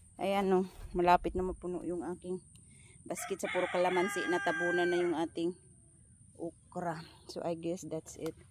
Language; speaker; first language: Filipino; non-native, local second language; Masbatenyo